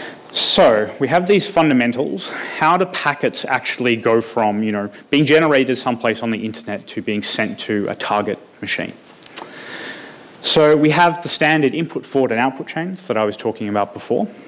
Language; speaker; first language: English; native; English